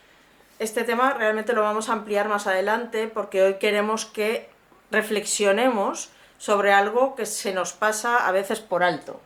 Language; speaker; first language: Spanish; native; Spanish